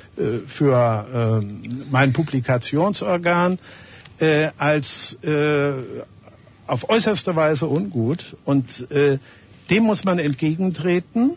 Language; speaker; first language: German; native; German